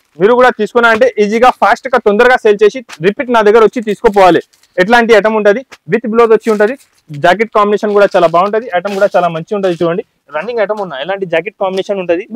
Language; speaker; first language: Telugu; non-native, local second language; Urdu